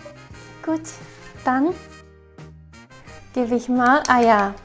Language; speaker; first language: German; non-native, learner; Japanese